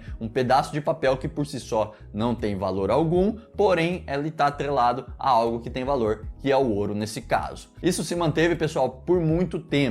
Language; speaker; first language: Portuguese; native; Portuguese